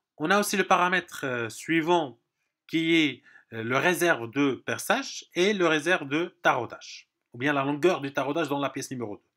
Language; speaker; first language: French; non-native, local second language; Arabic